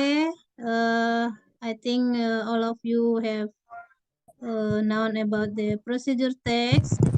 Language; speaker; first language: English; non-native, fluent; Indonesian